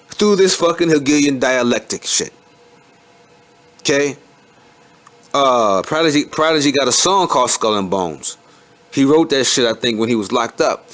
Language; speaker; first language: English; native; English